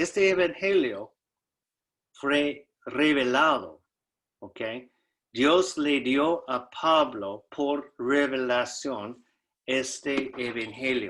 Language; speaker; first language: Spanish; non-native, fluent; English